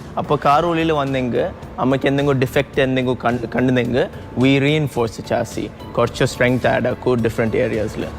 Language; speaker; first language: Malayalam; early bilingual, heritage; Malayalam